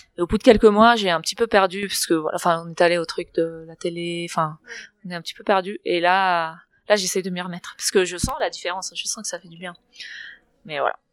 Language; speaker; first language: French; non-native, fluent; Catalan